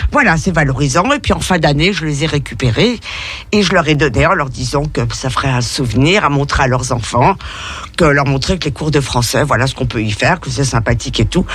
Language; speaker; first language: French; native; French